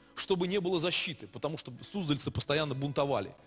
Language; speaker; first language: Russian; native; Russian